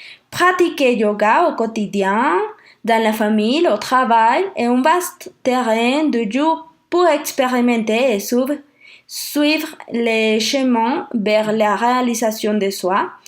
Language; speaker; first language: French; non-native, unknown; Spanish